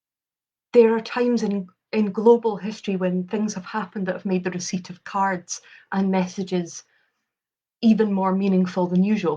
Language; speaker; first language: English; native; English